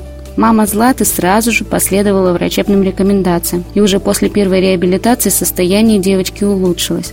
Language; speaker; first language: Russian; native; Russian